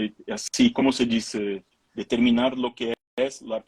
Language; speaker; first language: Spanish; non-native, fluent; Portuguese